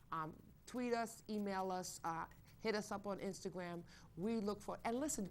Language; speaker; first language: English; native; English